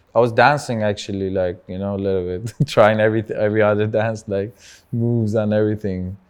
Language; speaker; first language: English; non-native, fluent; Persian